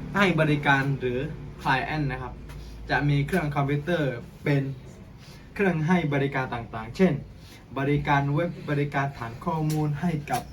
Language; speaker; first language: Thai; native; Thai